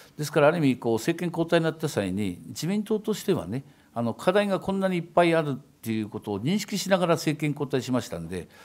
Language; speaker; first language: Japanese; native; Japanese